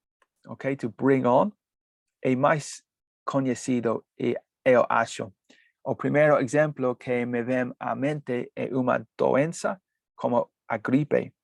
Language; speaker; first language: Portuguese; non-native, learner; English